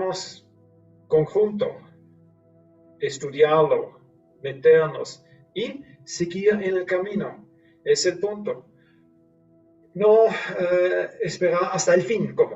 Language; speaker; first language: Spanish; non-native, fluent; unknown